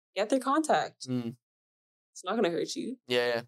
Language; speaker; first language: English; native; English